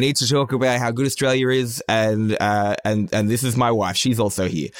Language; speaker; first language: English; native; English